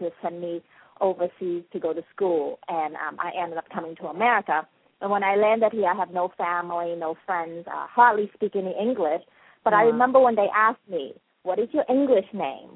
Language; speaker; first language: English; non-native, local second language; Cantonese